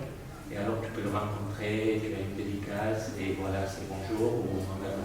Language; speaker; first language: French; non-native, fluent; Spanish